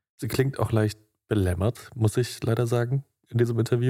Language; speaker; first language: German; native; German